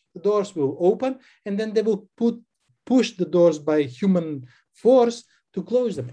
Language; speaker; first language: English; non-native, fluent; Macedonian